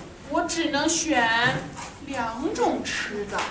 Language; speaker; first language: Chinese; non-native, learner; English